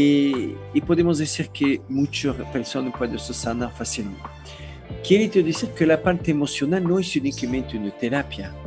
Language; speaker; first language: Spanish; non-native, learner; French